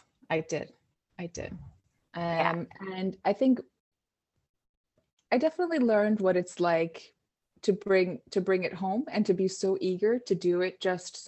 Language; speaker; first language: English; native; English